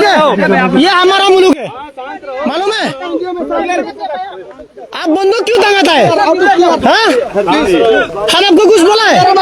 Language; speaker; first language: Hindi; non-native, learner; Bangla